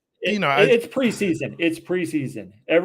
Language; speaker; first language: English; native; English